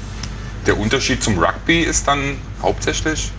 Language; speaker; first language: German; native; German